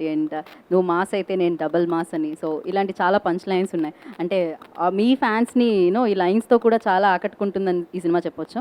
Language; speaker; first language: Telugu; native; Telugu